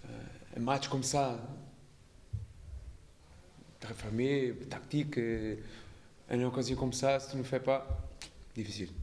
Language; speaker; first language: French; non-native, learner; Portuguese